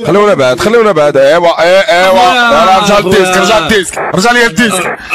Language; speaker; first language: Arabic; native; Arabic